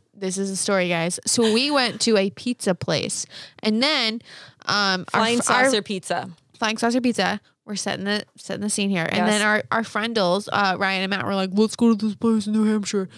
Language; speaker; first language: English; native; English